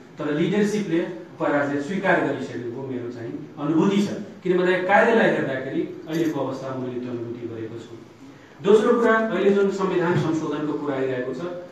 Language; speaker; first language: Nepali; non-native, local second language; Maithili